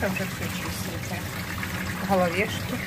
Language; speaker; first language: Italian; non-native, learner; Russian